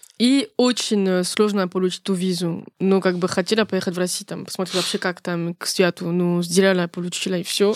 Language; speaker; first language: Russian; non-native, fluent; French